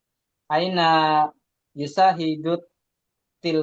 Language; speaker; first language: Arabic; non-native, learner; Indonesian